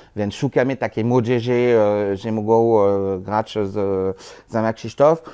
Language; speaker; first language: Polish; non-native, learner; French